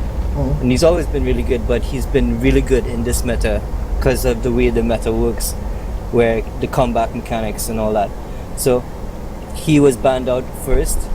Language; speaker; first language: English; native; English